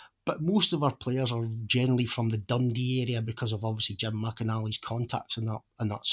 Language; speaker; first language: English; native; English